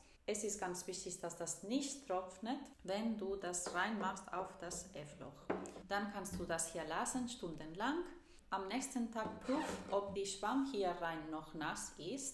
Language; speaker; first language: German; non-native, fluent; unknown